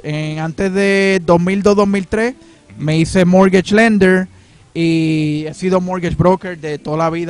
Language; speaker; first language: Spanish; native; Spanish